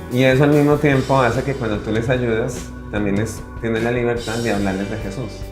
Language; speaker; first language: Spanish; native; Spanish